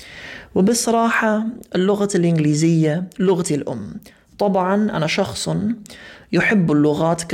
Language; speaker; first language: Arabic; non-native, fluent; English